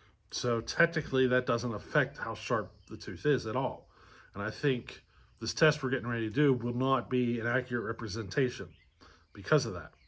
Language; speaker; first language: English; native; English